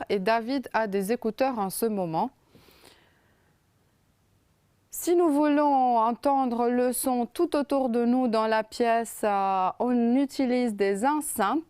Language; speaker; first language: French; non-native, fluent; Romanian